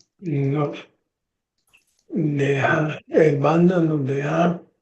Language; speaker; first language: Spanish; non-native, learner; English